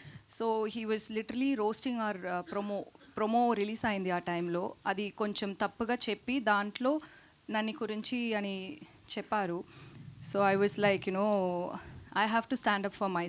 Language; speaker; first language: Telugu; non-native, local second language; Tamil